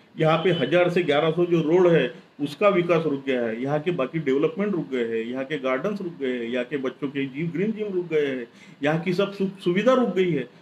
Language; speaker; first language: Hindi; non-native, local second language; Marathi